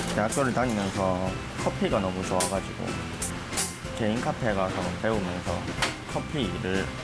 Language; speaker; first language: Korean; native; Korean